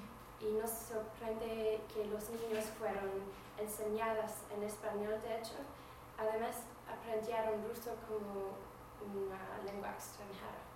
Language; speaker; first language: Spanish; non-native, fluent; English